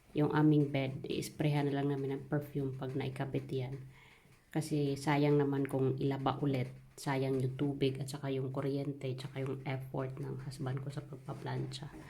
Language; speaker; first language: Filipino; non-native, local second language; Waray